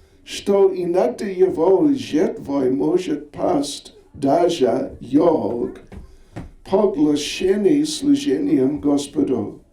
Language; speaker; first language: Russian; non-native, learner; English